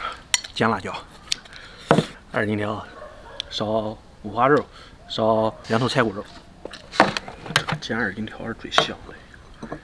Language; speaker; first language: Chinese; native; Chinese